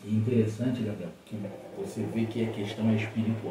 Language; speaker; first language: Portuguese; native; Portuguese